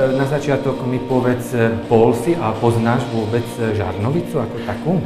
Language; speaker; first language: Slovak; native; Slovak